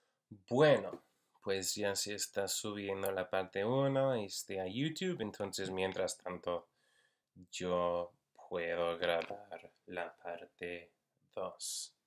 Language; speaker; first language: Spanish; non-native, fluent; English